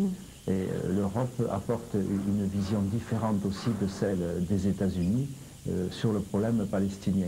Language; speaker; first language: French; native; French